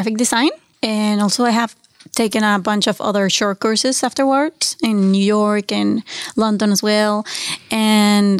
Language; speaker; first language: English; non-native, fluent; Spanish